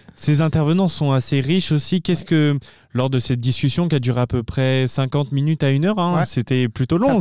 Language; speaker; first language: French; native; French